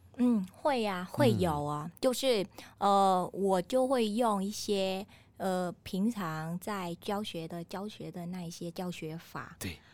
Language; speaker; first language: Chinese; non-native, fluent; Vietnamese